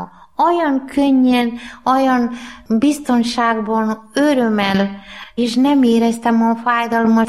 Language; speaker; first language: Hungarian; non-native, learner; Malayalam